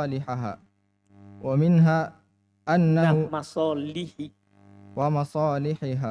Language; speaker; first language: Arabic; non-native, learner; Indonesian